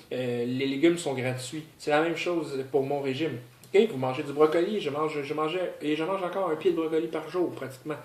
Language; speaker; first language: French; native; French